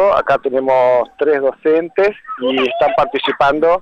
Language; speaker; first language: Spanish; native; Spanish